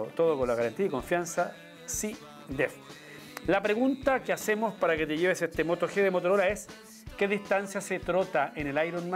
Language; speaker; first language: Spanish; native; Spanish